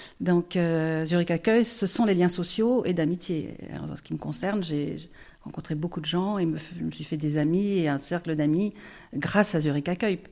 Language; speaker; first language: French; native; French